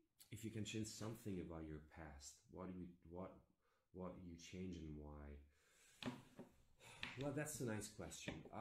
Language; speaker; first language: English; non-native, fluent; Italian